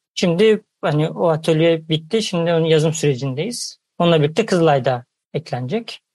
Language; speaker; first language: Turkish; native; Turkish